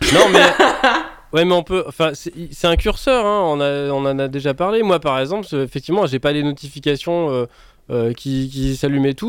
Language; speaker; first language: French; native; French